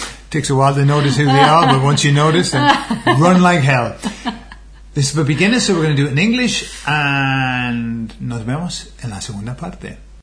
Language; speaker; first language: English; native; English